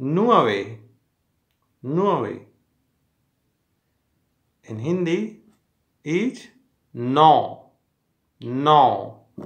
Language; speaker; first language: Spanish; non-native, learner; Hindi